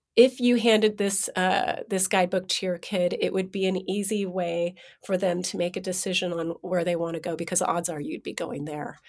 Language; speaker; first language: English; native; English